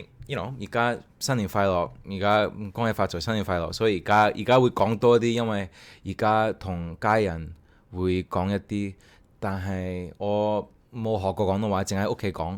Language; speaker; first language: Cantonese; early bilingual, heritage; Cantonese